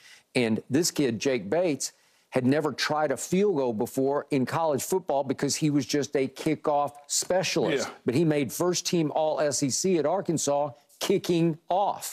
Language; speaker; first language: English; native; English